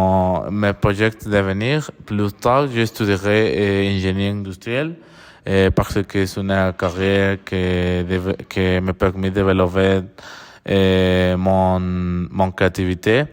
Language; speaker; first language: French; non-native, learner; Spanish